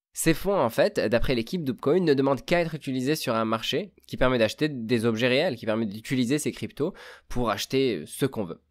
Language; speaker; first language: French; native; French